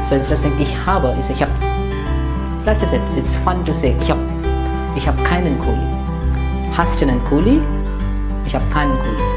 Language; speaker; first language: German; non-native, fluent; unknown